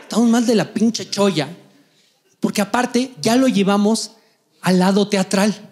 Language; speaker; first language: Spanish; native; Spanish